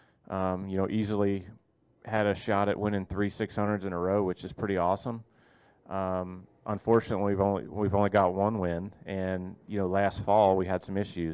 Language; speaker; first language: English; native; English